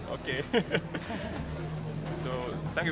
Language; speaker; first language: English; non-native, learner; Russian